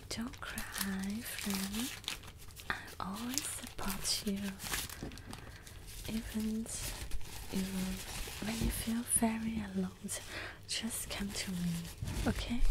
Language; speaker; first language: English; non-native, learner; Cantonese